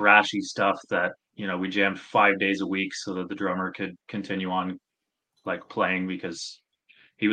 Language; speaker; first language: English; native; English